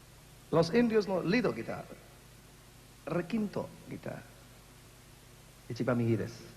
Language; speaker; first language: Japanese; non-native, fluent; Spanish